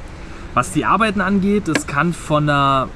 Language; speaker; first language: German; native; German